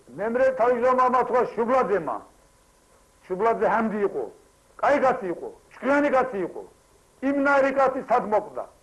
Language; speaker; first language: Georgian; non-native, local second language; Turkish